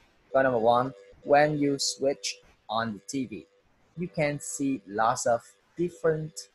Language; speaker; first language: English; non-native, fluent; Vietnamese